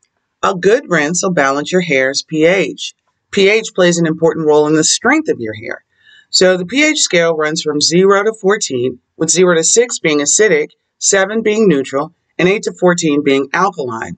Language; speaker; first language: English; native; English